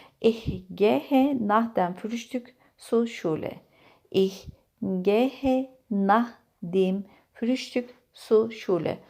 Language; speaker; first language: German; non-native, fluent; Turkish